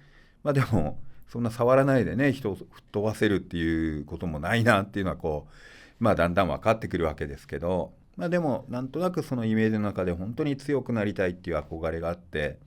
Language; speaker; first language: Japanese; native; Japanese